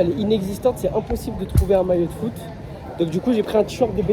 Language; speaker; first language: French; native; French